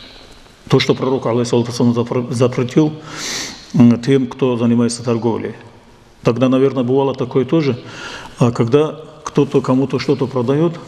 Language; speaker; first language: Russian; non-native, local second language; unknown